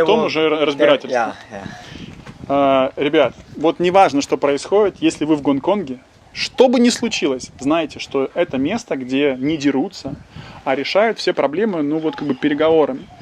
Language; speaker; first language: Russian; native; Russian